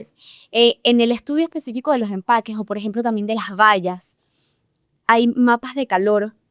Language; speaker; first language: Spanish; native; Spanish